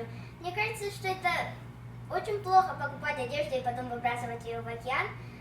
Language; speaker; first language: Russian; early bilingual, heritage; Russian